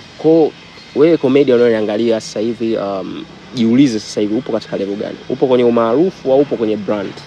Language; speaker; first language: Swahili; native; Swahili